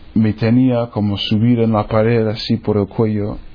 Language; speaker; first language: Spanish; non-native, fluent; English